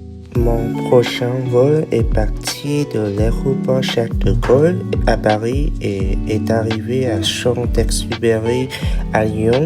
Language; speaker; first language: French; non-native, fluent; Vietnamese